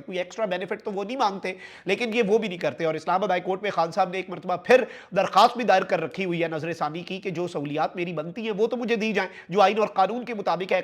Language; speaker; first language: Urdu; native; Urdu